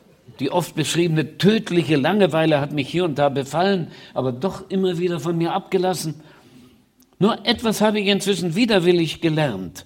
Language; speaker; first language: German; native; German